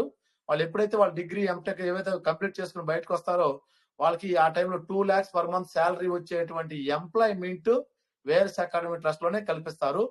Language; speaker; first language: Telugu; native; Telugu